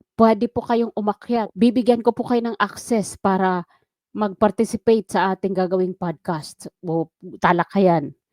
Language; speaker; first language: Filipino; non-native, local second language; Waray